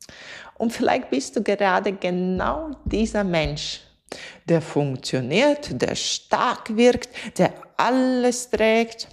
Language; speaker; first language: German; non-native, fluent; Latvian